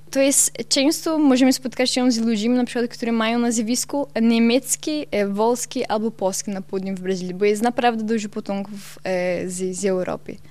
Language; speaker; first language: Polish; non-native, learner; Portuguese